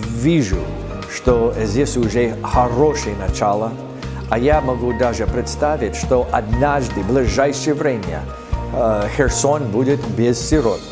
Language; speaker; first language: Russian; non-native, fluent; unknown